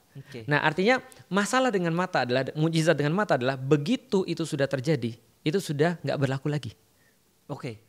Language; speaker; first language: Indonesian; native; Indonesian